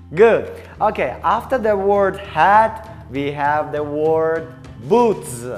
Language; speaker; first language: English; non-native, learner; Tajik